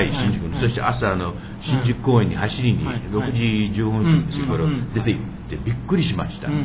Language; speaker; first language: Japanese; early bilingual, heritage; English